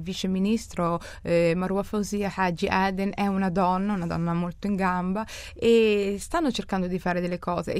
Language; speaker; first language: Italian; early bilingual, other home language; Somali